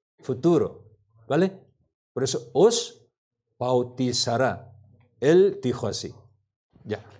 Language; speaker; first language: Spanish; non-native, learner; Korean